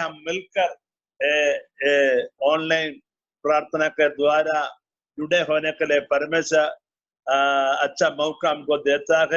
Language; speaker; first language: Hindi; non-native, learner; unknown